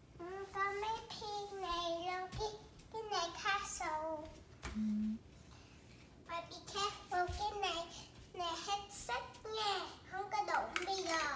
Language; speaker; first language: Vietnamese; early bilingual, heritage; Vietnamese